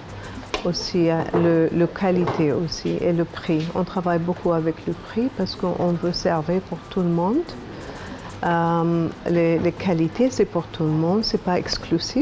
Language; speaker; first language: French; non-native, learner; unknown